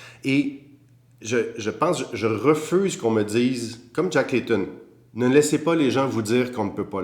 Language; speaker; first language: French; native; French